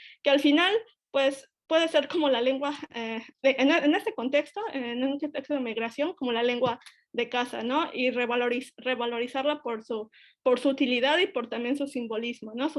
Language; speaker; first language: Spanish; native; Spanish